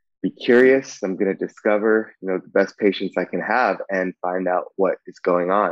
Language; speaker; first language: English; native; English